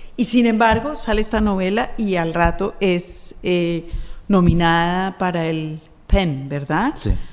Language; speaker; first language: Spanish; native; Spanish